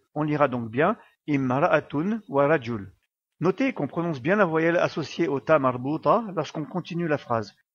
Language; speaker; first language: French; native; French